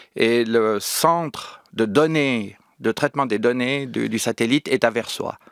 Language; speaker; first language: French; native; French